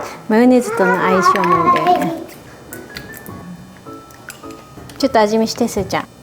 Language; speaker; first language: Japanese; native; Japanese